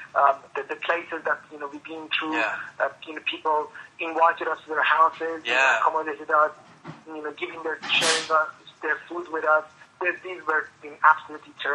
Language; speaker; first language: English; non-native, fluent; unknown